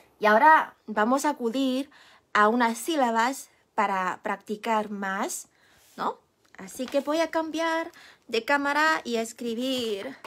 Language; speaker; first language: Spanish; non-native, fluent; Chinese